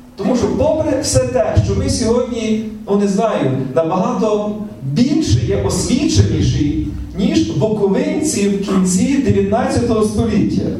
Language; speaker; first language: Ukrainian; native; Ukrainian